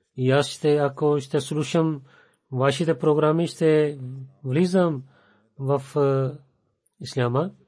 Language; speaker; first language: Bulgarian; non-native, learner; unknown